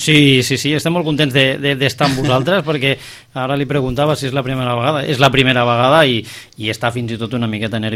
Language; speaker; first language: Catalan; non-native, local second language; Spanish